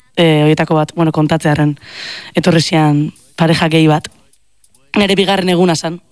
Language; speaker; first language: Basque; native; Basque